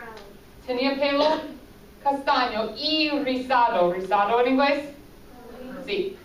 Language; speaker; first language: Spanish; non-native, fluent; English